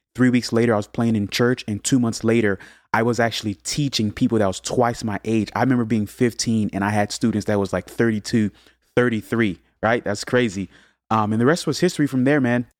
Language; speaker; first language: English; early bilingual, other home language; Haitian Creole